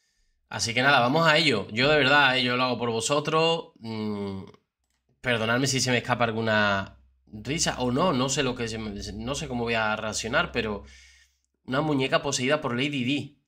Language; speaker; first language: Spanish; native; Spanish